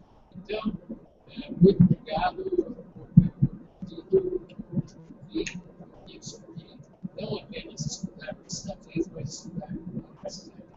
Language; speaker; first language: Portuguese; non-native, fluent; English